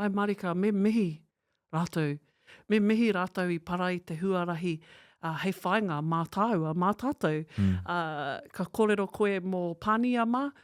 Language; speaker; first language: Māori; non-native, local second language; English